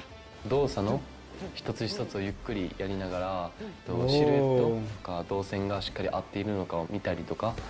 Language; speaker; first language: Japanese; native; Japanese